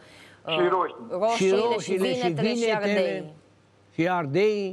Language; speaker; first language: Romanian; native; Romanian